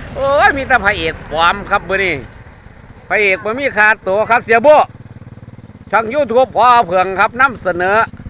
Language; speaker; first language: Thai; native; Thai